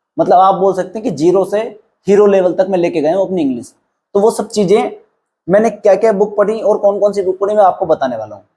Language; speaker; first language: Hindi; native; Hindi